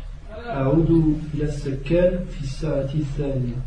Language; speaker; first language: Arabic; non-native, learner; French